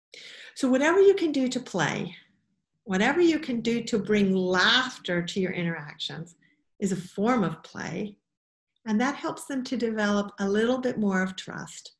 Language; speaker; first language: English; native; English